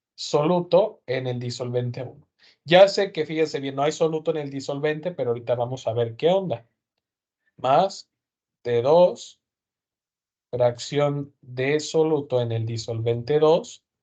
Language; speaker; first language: Spanish; native; Spanish